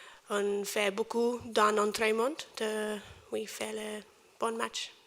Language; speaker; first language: French; non-native, learner; English